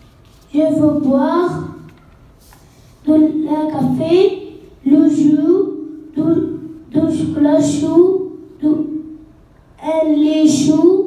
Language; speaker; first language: French; non-native, learner; Arabic